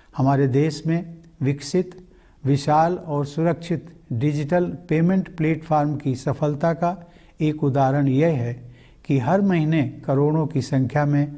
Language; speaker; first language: Hindi; native; Hindi